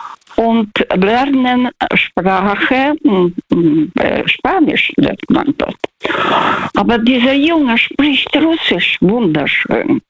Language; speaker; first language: German; non-native, fluent; Russian